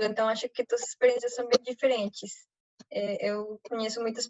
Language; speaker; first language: Portuguese; non-native, fluent; Spanish